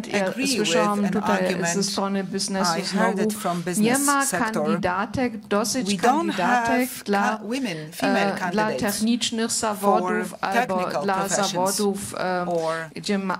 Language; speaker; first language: Polish; non-native, fluent; German